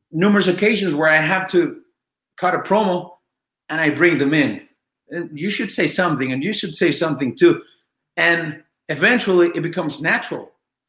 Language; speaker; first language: English; non-native, fluent; Spanish